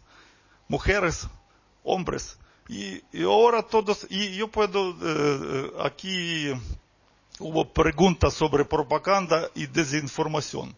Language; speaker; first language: Spanish; non-native, fluent; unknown